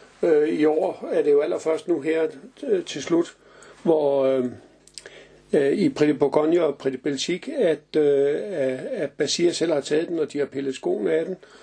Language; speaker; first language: Danish; native; Danish